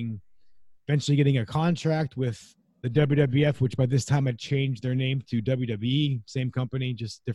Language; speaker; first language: English; native; English